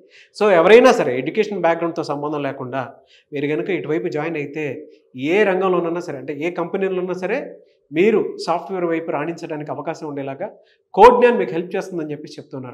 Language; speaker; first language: Telugu; native; Telugu